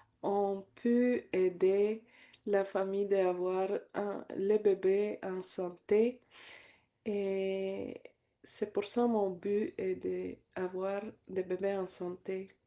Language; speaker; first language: French; non-native, learner; Bulgarian